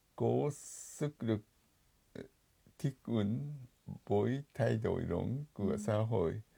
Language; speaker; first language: Vietnamese; non-native, fluent; Japanese